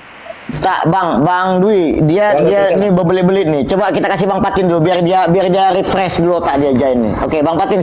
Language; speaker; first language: Malay; native; Malay